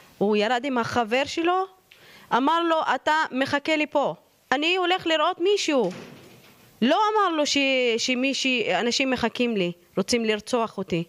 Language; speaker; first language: Hebrew; non-native, local second language; Arabic